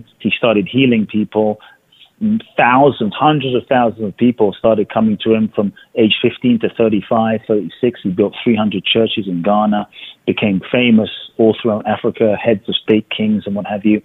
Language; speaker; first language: English; native; English